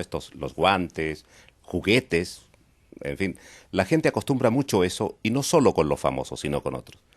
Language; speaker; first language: Spanish; native; Spanish